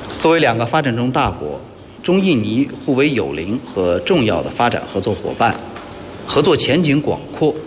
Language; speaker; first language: Chinese; native; Chinese